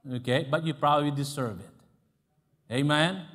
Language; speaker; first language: English; non-native, local second language; Filipino